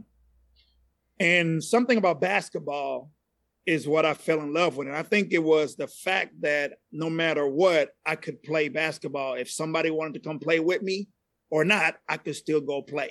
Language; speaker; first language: English; non-native, fluent; Spanish